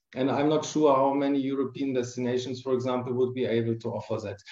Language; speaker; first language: English; non-native, fluent; German